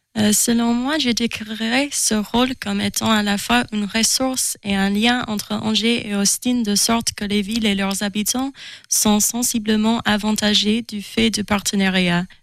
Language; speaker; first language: French; non-native, learner; English